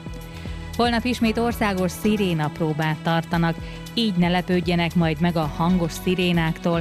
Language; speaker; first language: Hungarian; native; Hungarian